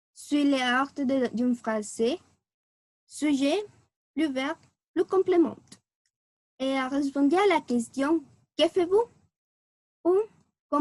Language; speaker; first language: French; non-native, learner; Spanish